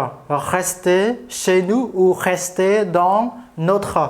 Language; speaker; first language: French; non-native, fluent; Khmer